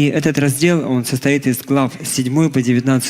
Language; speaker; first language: Russian; native; Russian